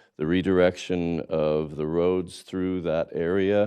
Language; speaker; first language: English; native; English